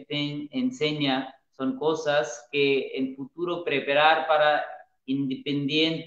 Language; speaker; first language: Spanish; non-native, learner; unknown